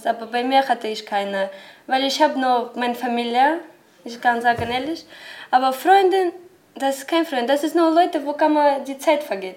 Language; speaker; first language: German; non-native, learner; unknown